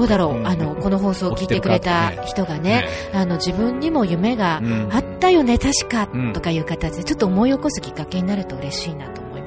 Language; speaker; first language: Japanese; native; Japanese